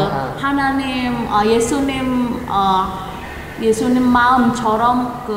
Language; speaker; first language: Korean; non-native, learner; Indonesian